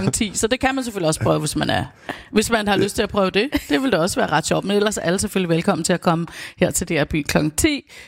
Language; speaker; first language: Danish; native; Danish